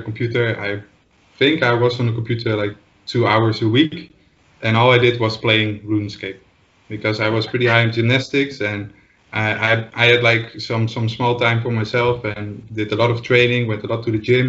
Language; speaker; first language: English; non-native, fluent; Dutch